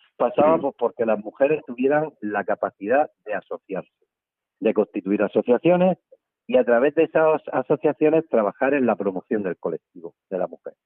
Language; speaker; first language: Spanish; native; Spanish